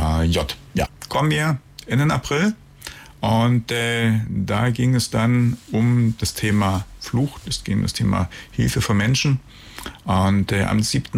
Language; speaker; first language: German; native; German